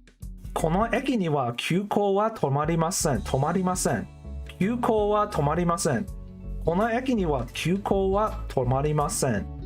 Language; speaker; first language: Japanese; non-native, learner; English